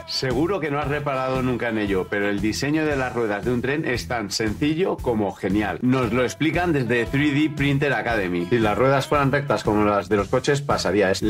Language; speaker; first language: Spanish; native; Spanish